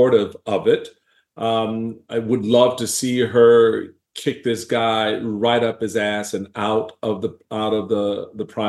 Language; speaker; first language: English; native; English